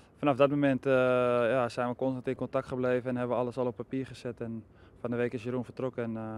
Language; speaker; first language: Dutch; native; Dutch